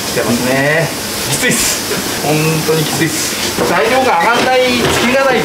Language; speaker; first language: Japanese; native; Japanese